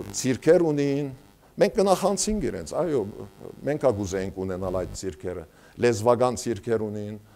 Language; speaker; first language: Armenian; early bilingual, heritage; Armenian